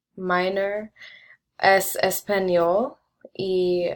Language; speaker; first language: Spanish; non-native, learner; English